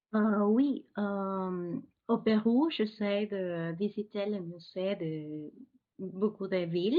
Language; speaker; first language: French; non-native, fluent; Spanish